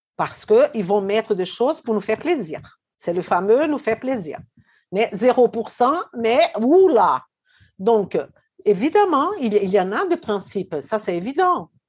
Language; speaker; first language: French; non-native, fluent; Portuguese